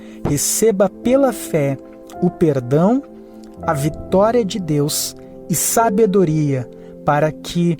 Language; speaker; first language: Portuguese; native; Portuguese